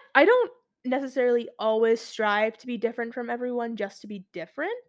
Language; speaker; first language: English; early bilingual, other home language; Arabic